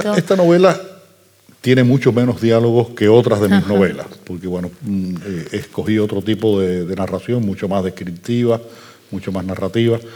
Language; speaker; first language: Spanish; native; Spanish